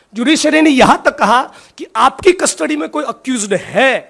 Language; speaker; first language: Hindi; non-native, local second language; Gujarati